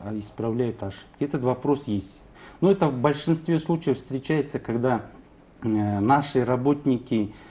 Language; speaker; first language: Russian; non-native, local second language; Kazakh